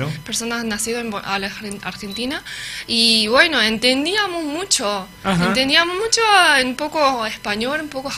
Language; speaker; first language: Spanish; non-native, learner; Japanese